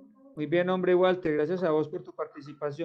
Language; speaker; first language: Spanish; native; Spanish